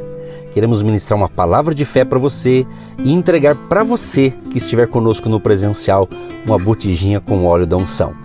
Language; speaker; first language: Portuguese; native; Portuguese